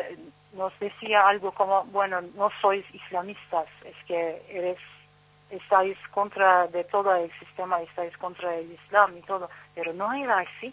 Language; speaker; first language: Spanish; non-native, learner; Turkish